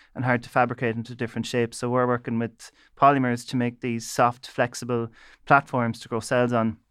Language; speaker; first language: English; native; English